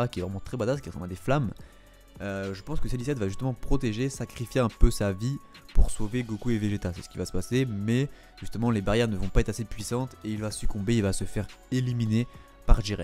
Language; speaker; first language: French; native; French